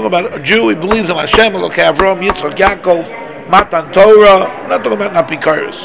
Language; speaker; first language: English; native; English